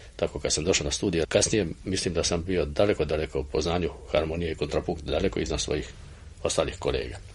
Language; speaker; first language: Croatian; native; Croatian